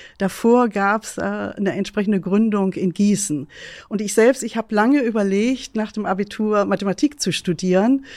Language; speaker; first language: German; native; German